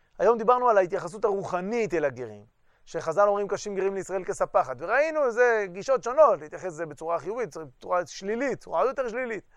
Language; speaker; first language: Hebrew; native; Hebrew